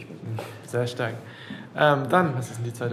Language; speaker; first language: German; native; German